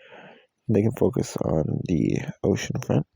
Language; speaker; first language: English; native; English